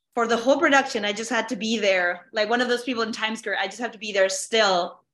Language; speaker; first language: English; non-native, fluent; Spanish